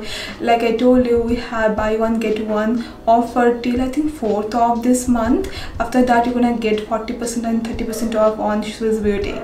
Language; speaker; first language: English; non-native, local second language; Bangla